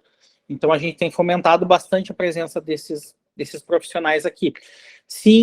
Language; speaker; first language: Portuguese; native; Portuguese